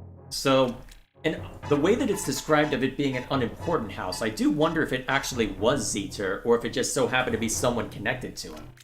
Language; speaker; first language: English; native; English